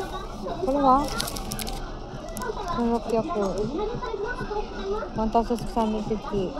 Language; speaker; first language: Japanese; non-native, learner; Filipino